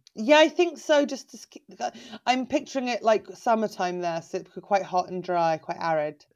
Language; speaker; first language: English; native; English